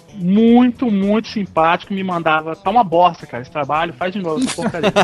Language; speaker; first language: Portuguese; native; Portuguese